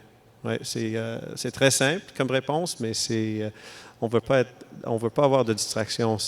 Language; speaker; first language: French; non-native, local second language; English